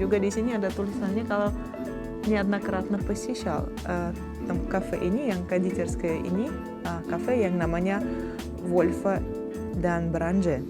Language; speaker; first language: Indonesian; non-native, fluent; Russian